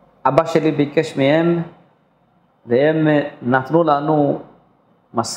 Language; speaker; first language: Hebrew; non-native, fluent; Amharic